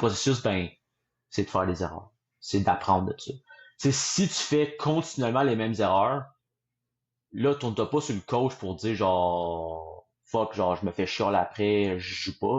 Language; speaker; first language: French; native; French